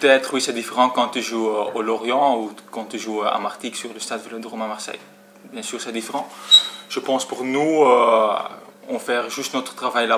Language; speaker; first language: French; non-native, fluent; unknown